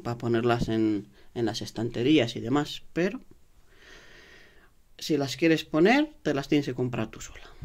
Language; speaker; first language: Spanish; native; Spanish